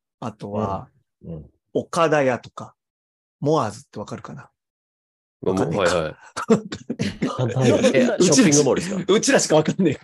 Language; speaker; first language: Japanese; native; Japanese